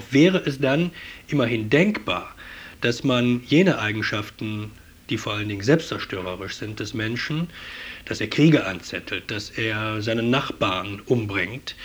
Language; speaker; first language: German; native; German